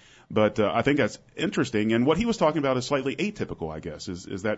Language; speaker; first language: English; native; English